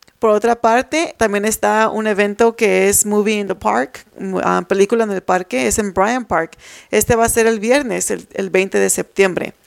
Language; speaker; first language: Spanish; early bilingual, heritage; Spanish